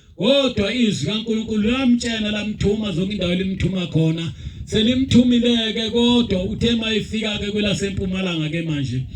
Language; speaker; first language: Zulu; native; Zulu